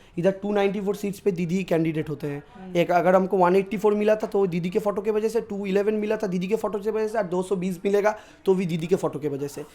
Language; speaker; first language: Hindi; non-native, local second language; Bangla